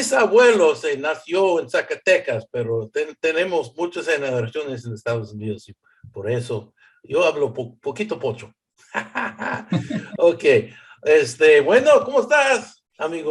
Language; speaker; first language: Spanish; early bilingual, heritage; English